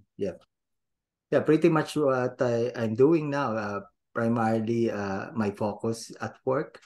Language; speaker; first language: English; non-native, local second language; Filipino